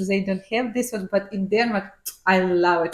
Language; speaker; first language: English; non-native, learner; Ukrainian